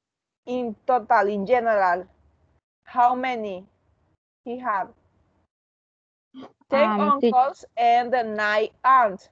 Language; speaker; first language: English; non-native, learner; Spanish